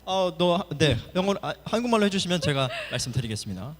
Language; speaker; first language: Korean; native; Korean